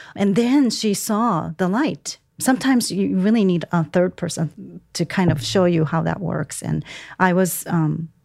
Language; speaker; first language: English; non-native, fluent; Japanese